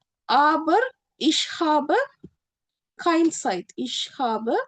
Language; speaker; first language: German; non-native, fluent; Tamil